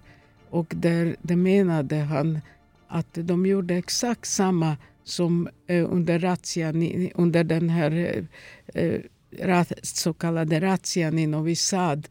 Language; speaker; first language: Swedish; non-native, fluent; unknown